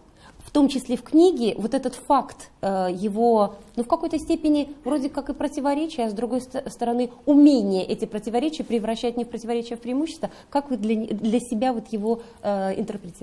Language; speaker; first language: Russian; native; Russian